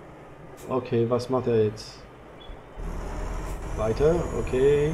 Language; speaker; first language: German; non-native, fluent; French